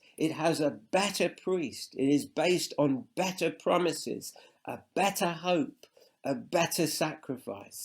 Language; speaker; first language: English; native; English